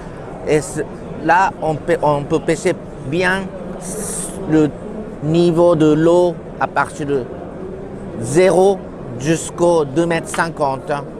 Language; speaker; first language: French; non-native, learner; Japanese